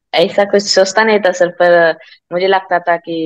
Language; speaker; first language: Hindi; non-native, local second language; Marathi